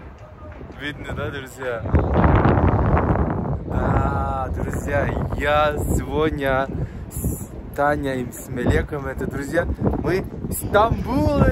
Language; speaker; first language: Russian; non-native, learner; Turkish